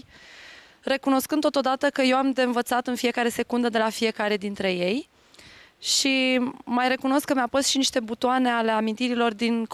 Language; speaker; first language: Romanian; native; Romanian